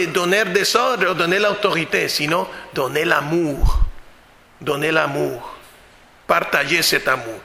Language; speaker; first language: French; non-native, fluent; Spanish